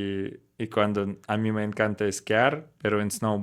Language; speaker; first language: Spanish; non-native, learner; Russian